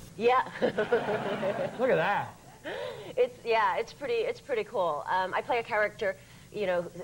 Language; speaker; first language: English; native; English